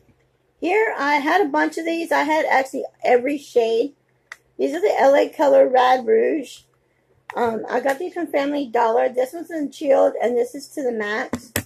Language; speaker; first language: English; native; English